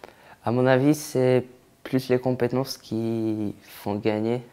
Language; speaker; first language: French; non-native, fluent; Polish